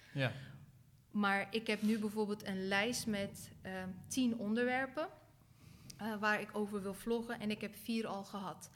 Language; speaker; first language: Dutch; early bilingual, other home language; Turkish